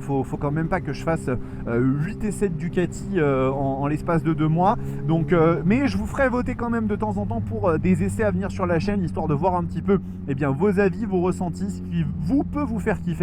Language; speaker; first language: French; native; French